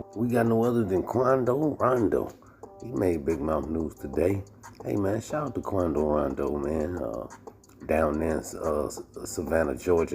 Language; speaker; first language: English; native; English